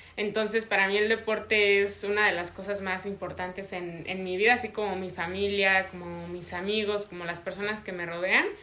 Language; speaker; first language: Spanish; native; Spanish